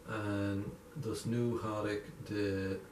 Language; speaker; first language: Dutch; non-native, fluent; English